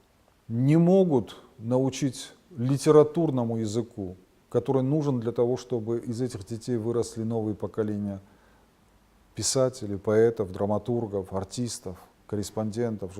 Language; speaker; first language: Russian; non-native, local second language; Ossetic